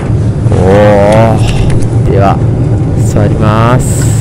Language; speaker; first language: Japanese; native; Japanese